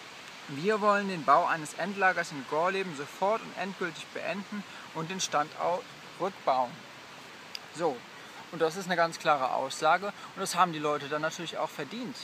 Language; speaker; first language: German; native; German